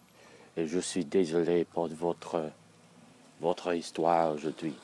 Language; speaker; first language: French; non-native, learner; English